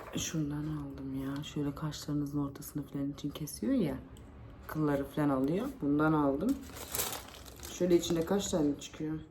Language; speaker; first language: Turkish; early bilingual, heritage; Turkish